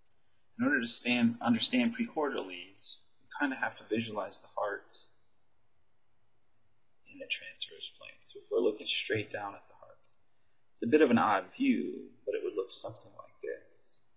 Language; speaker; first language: English; native; English